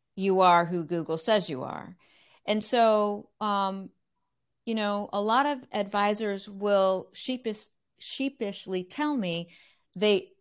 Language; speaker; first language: English; native; English